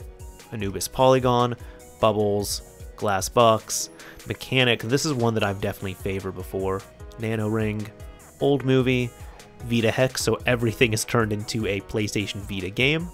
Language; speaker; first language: English; native; English